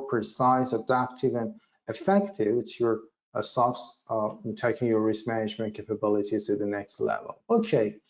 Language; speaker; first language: English; non-native, fluent; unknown